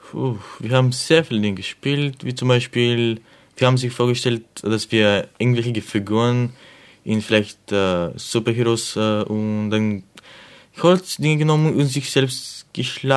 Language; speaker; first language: German; non-native, fluent; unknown